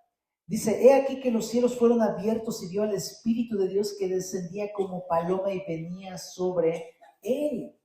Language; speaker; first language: Spanish; native; Spanish